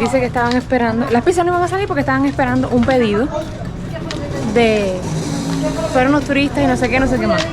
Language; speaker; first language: Spanish; native; Spanish